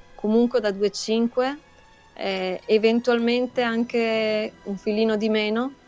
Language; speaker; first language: Italian; native; Italian